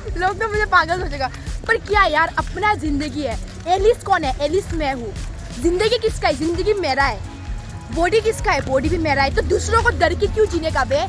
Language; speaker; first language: Hindi; non-native, local second language; Bangla